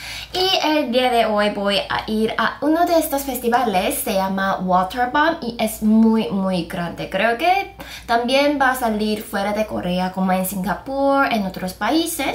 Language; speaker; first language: Spanish; non-native, fluent; Korean